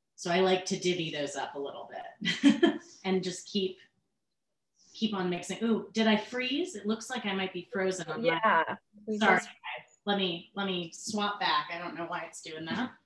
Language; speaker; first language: English; native; English